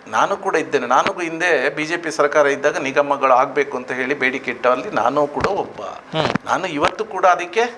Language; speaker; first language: Kannada; native; Kannada